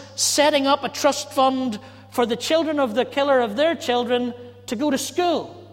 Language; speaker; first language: English; native; English